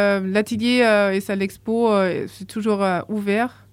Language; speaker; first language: French; non-native, fluent; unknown